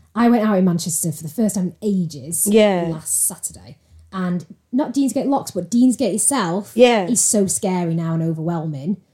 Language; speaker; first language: English; native; English